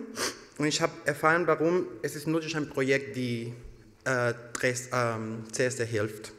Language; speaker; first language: German; non-native, learner; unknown